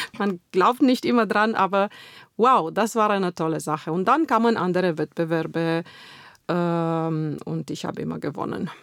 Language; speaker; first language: German; non-native, fluent; Romanian